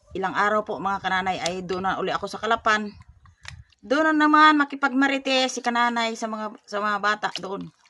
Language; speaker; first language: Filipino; non-native, local second language; Hiligaynon